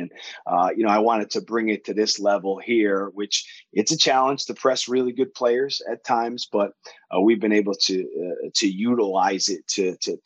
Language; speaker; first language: English; native; English